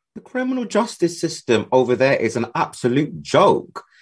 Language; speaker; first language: English; native; English